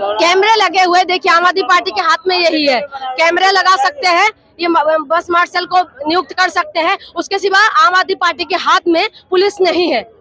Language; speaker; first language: Hindi; non-native, local second language; Assamese